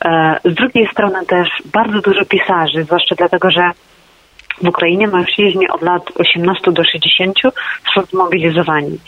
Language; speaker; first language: Polish; non-native, fluent; Ukrainian